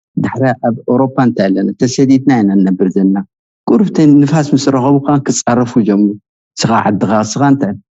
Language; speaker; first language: Tigrinya; native; Tigrinya